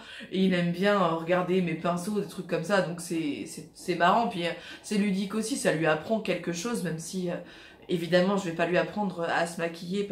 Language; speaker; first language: French; native; French